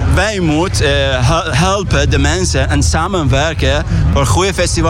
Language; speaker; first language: Dutch; non-native, learner; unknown